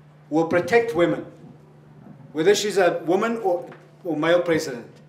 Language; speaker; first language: English; non-native, local second language; Afrikaans